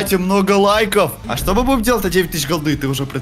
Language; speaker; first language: Russian; native; Russian